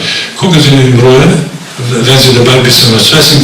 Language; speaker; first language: German; non-native, fluent; Bulgarian